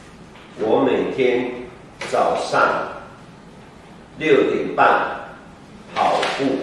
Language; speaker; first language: Chinese; non-native, learner; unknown